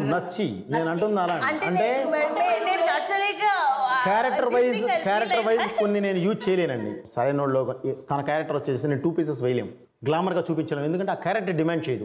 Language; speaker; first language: Telugu; native; Telugu